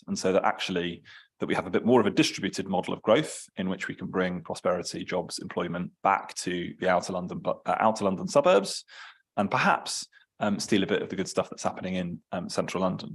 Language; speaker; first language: English; native; English